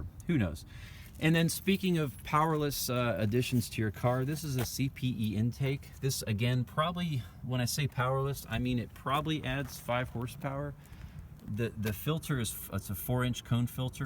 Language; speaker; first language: English; native; English